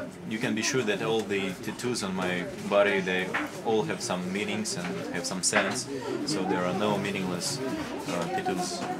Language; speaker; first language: English; non-native, fluent; Russian